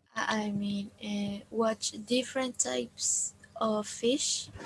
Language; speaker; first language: English; non-native, learner; Spanish